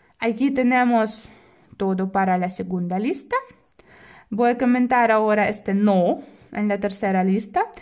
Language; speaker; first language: Spanish; non-native, fluent; Russian